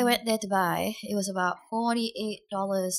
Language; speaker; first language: English; native; English